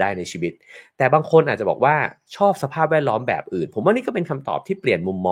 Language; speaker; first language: Thai; native; Thai